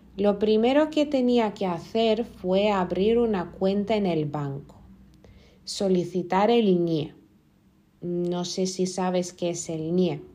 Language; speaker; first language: Spanish; non-native, fluent; Lithuanian